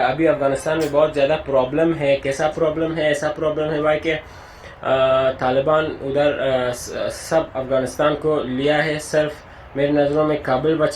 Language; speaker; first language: Hindi; non-native, learner; Persian